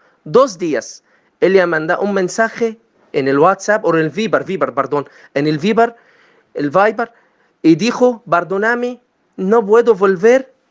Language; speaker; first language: Spanish; non-native, learner; Arabic